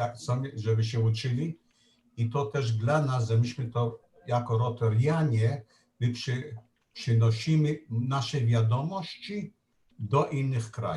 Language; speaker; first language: Polish; non-native, learner; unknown